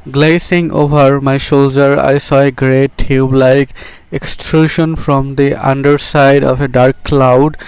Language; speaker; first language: English; non-native, local second language; Bangla